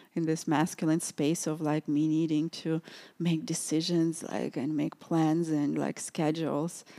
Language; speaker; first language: English; non-native, fluent; Russian